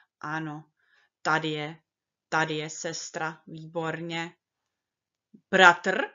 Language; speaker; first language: Czech; early bilingual, heritage; Czech